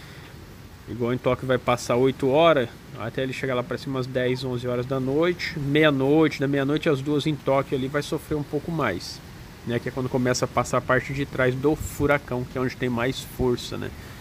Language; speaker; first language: Portuguese; native; Portuguese